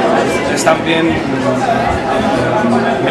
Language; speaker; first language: Spanish; non-native, local second language; Arabic